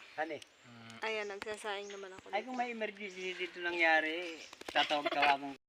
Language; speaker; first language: Filipino; native; Filipino